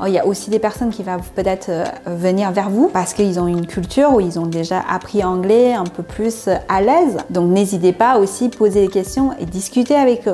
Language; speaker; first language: French; non-native, fluent; Chinese